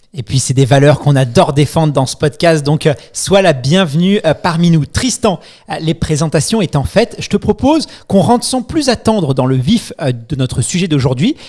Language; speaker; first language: French; native; French